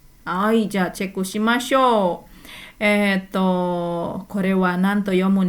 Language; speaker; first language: Japanese; non-native, fluent; Indonesian